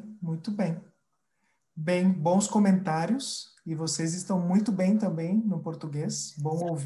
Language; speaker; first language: Portuguese; early bilingual, other home language; Spanish